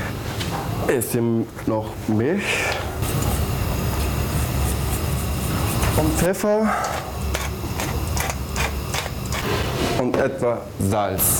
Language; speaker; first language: German; non-native, learner; Turkish